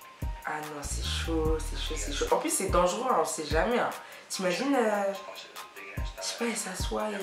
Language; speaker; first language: French; native; French